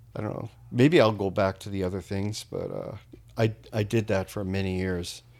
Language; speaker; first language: English; native; English